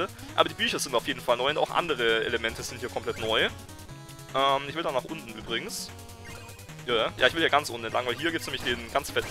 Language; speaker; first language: German; native; German